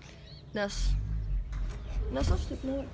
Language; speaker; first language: Lithuanian; native; Lithuanian